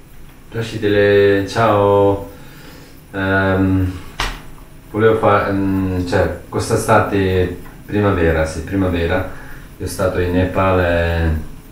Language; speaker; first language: Italian; non-native, learner; Tibetan